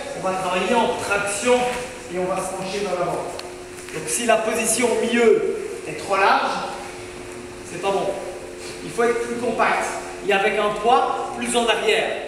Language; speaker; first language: French; native; French